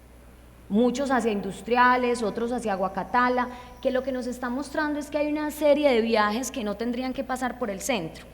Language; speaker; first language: Spanish; native; Spanish